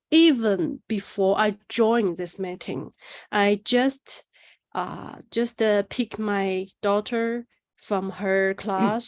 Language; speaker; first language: English; non-native, learner; Chinese